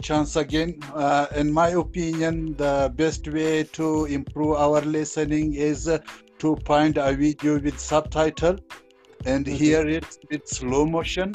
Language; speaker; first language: English; non-native, learner; Persian